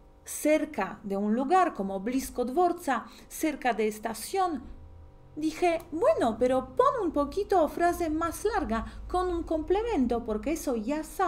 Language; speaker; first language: Spanish; non-native, fluent; Polish